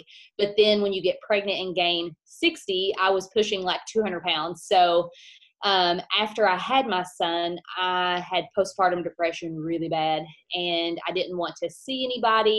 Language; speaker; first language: English; native; English